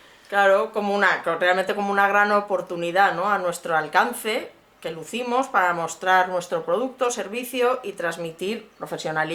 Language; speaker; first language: Spanish; native; Spanish